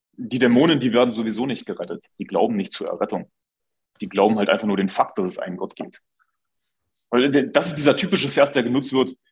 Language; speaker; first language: German; native; German